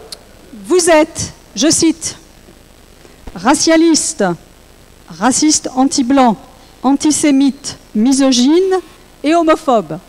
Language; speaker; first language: French; native; French